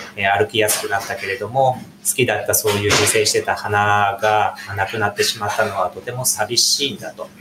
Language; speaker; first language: Japanese; native; Japanese